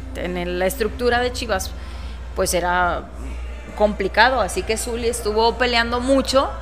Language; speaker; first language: Spanish; native; Spanish